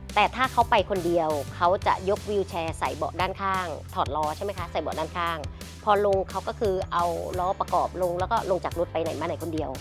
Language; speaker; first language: Thai; native; Thai